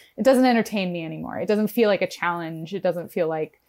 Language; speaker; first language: English; native; English